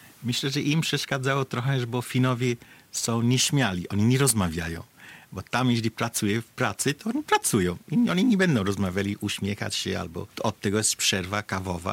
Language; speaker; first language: Polish; non-native, fluent; Bangla